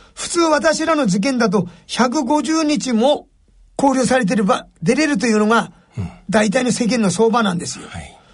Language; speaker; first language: Japanese; native; Japanese